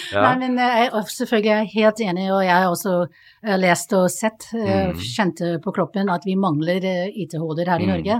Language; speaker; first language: Norwegian; non-native, fluent; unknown